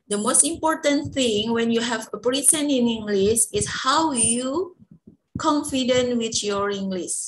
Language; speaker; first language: English; non-native, fluent; Indonesian